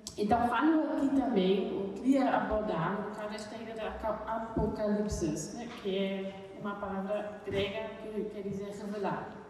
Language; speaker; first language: Portuguese; non-native, fluent; German